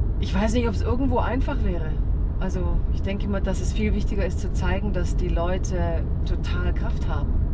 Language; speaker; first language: German; early bilingual, other home language; Croatian